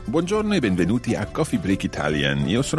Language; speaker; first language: Italian; non-native, fluent; English